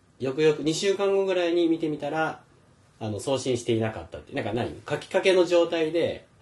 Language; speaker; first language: Japanese; early bilingual, heritage; Japanese